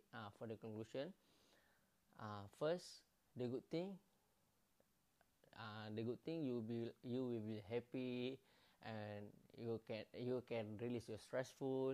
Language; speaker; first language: English; non-native, learner; Malay